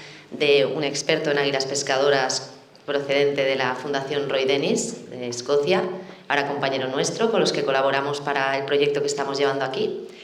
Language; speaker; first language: Spanish; native; Spanish